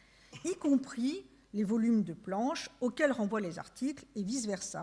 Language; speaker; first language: French; native; French